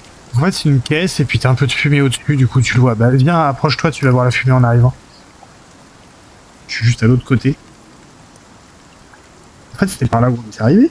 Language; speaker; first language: French; native; French